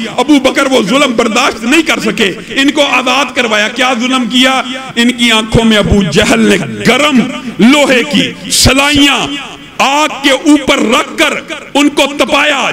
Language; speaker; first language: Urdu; non-native, local second language; Punjabi